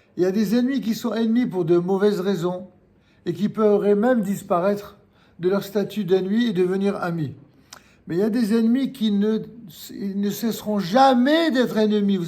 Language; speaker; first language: French; native; French